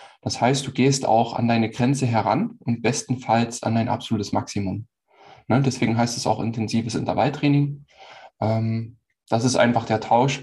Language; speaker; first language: German; native; German